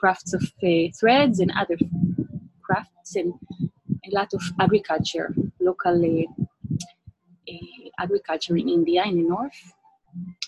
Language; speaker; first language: English; non-native, fluent; Hebrew